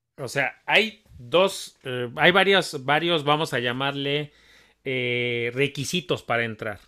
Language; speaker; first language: Spanish; native; Spanish